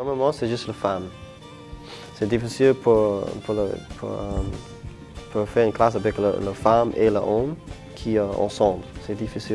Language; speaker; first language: French; non-native, local second language; English